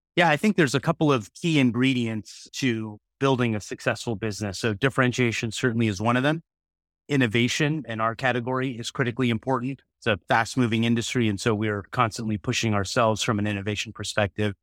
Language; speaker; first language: English; native; English